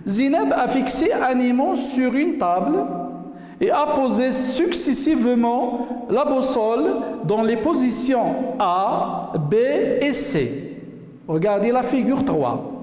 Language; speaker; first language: French; non-native, local second language; Arabic